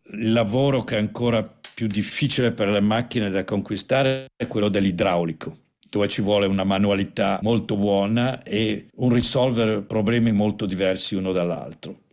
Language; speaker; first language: Italian; native; Italian